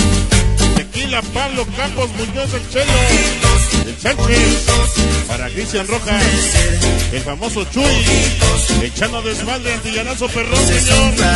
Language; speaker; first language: Spanish; native; Spanish